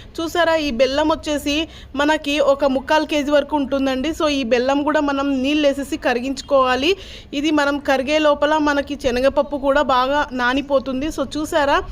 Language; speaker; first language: Telugu; non-native, local second language; Urdu